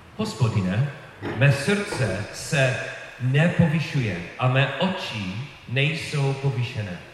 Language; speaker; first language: Czech; non-native, fluent; English